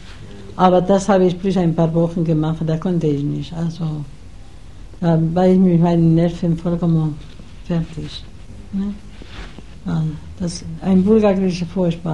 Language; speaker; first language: German; non-native, fluent; Spanish